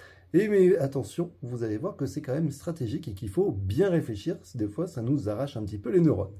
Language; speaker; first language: French; native; French